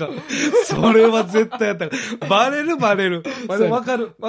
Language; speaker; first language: Japanese; native; Japanese